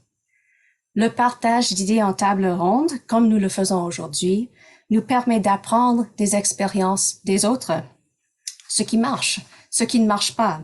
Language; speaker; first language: French; non-native, local second language; English